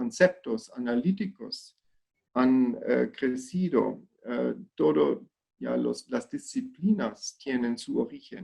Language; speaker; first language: Spanish; non-native, fluent; German